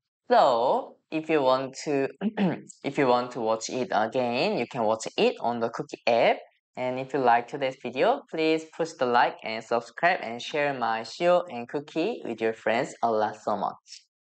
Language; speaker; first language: English; non-native, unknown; Korean